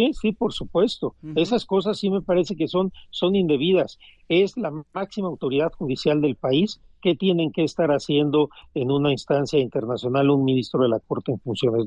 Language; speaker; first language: Spanish; native; Spanish